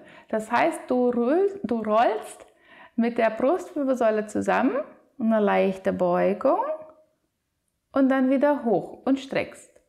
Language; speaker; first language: German; native; German